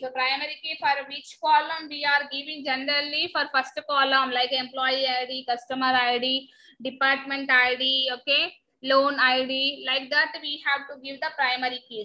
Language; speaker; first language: English; non-native, local second language; Telugu